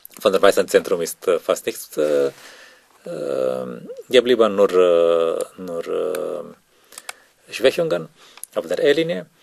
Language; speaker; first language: German; non-native, learner; Romanian